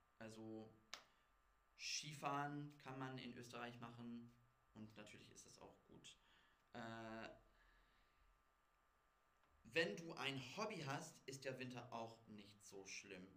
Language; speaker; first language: German; non-native, fluent; English